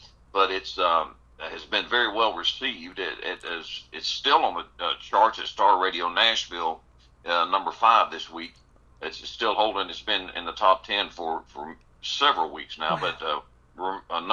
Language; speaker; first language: English; native; English